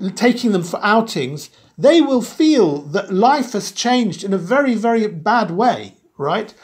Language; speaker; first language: English; native; English